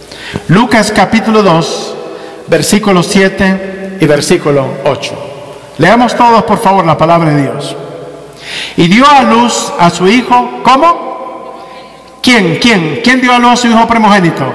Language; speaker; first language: Spanish; native; Spanish